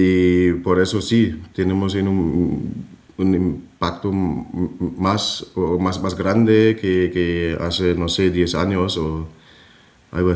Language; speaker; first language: Spanish; non-native, fluent; German